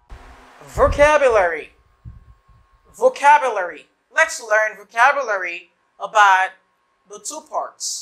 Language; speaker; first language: English; non-native, fluent; Haitian Creole